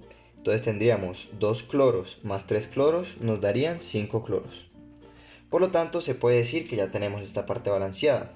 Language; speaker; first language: Spanish; native; Spanish